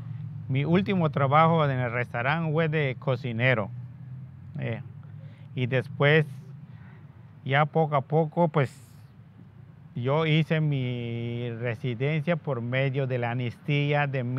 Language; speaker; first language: Spanish; non-native, local second language; Yucateco